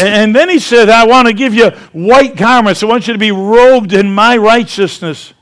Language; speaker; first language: English; native; English